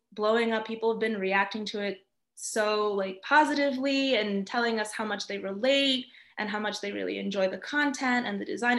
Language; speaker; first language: English; early bilingual, other home language; Spanish